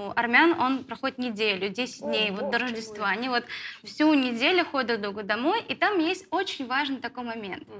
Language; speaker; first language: Russian; native; Russian